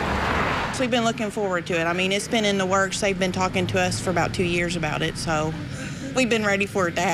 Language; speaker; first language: English; native; English